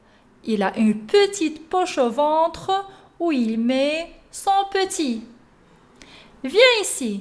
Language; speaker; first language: French; non-native, local second language; Arabic